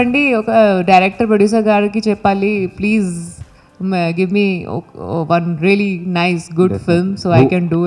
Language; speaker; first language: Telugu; non-native, learner; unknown